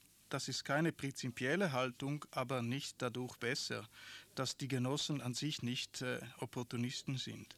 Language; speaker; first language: German; non-native, fluent; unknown